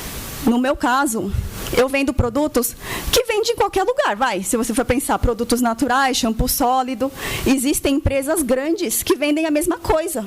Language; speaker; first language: Portuguese; early bilingual, other home language; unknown